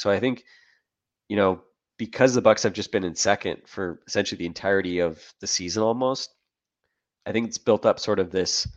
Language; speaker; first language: English; native; English